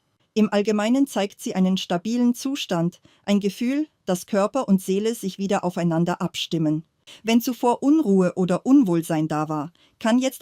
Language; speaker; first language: German; native; German